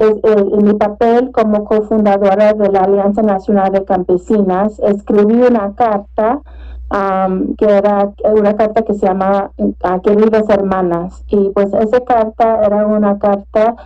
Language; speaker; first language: Spanish; early bilingual, heritage; Spanish